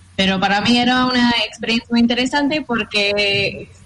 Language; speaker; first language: Spanish; non-native, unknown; English